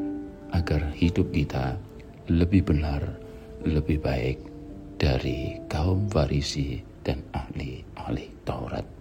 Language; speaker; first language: Indonesian; native; Indonesian